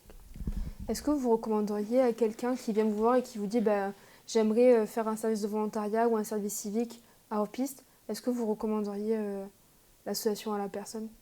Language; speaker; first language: French; native; French